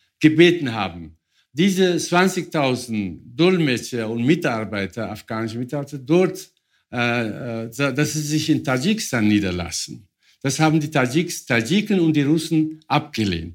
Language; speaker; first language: German; non-native, fluent; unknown